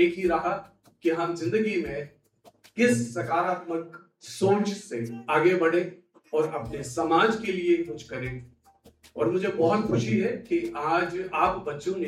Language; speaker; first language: Hindi; native; Hindi